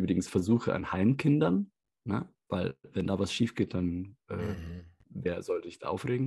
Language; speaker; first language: German; native; German